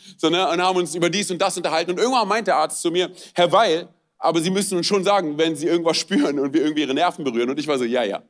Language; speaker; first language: German; non-native, fluent; Romanian